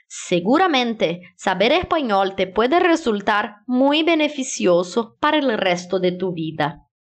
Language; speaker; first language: Spanish; non-native, fluent; Portuguese